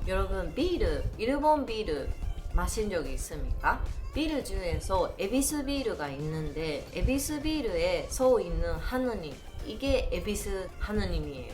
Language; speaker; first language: Korean; non-native, learner; Japanese